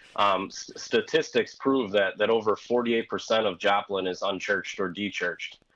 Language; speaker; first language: English; native; English